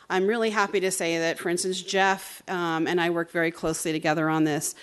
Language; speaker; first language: English; native; English